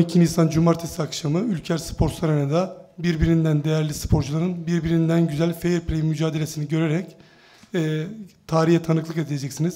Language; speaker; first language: Turkish; native; Turkish